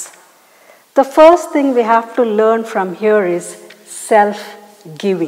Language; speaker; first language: English; non-native, local second language; Malayalam